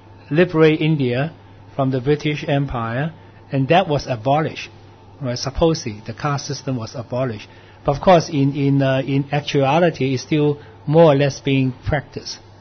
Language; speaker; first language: English; non-native, local second language; Cantonese